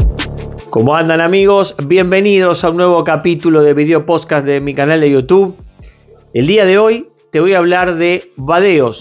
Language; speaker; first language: Spanish; native; Spanish